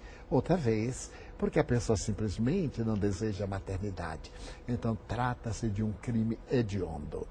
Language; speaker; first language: Portuguese; native; Portuguese